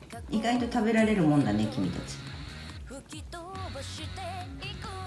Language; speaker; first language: Japanese; native; Japanese